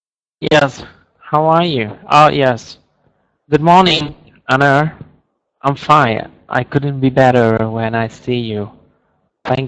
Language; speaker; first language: English; non-native, learner; Vietnamese